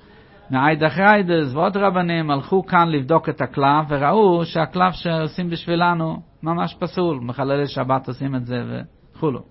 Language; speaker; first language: Hebrew; non-native, fluent; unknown